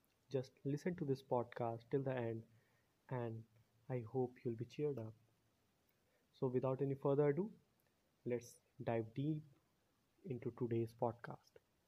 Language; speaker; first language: English; non-native, local second language; Hindi